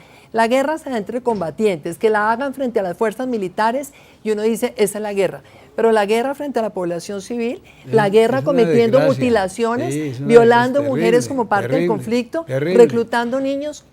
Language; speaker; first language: Spanish; native; Spanish